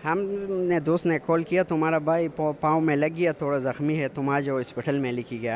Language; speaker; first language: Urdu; non-native, local second language; Pashto